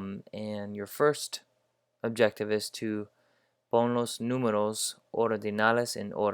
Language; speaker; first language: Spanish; non-native, fluent; English